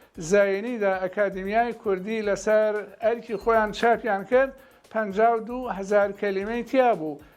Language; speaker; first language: Central Kurdish; non-native, local second language; Gurani